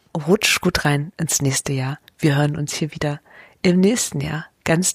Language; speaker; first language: German; native; German